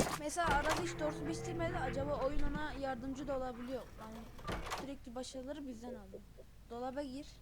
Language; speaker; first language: Turkish; native; Turkish